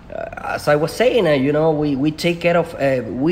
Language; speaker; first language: English; non-native, fluent; Spanish